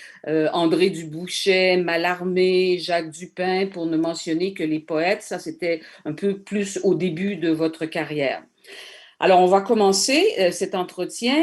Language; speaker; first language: French; native; French